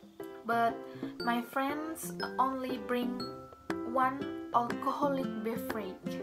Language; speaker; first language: English; non-native, learner; Indonesian